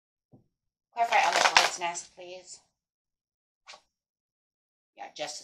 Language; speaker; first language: English; native; English